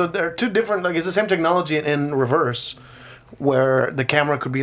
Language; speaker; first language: English; non-native, fluent; Spanish